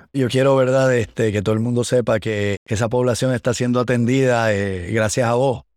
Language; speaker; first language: Spanish; native; Spanish